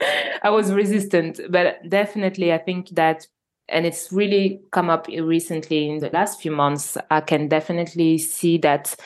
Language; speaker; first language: English; non-native, fluent; French